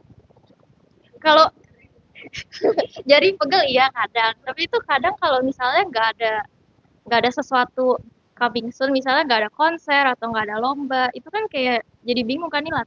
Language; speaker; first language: Indonesian; native; Indonesian